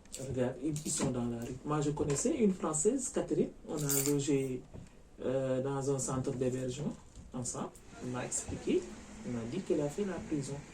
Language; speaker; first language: French; non-native, local second language; Wolof